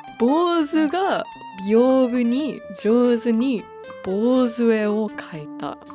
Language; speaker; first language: Japanese; non-native, fluent; English